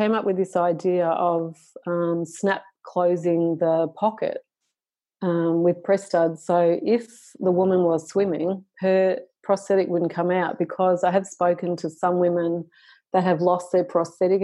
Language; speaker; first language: English; native; English